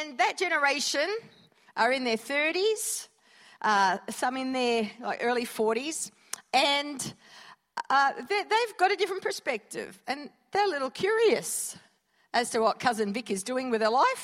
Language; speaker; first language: English; native; English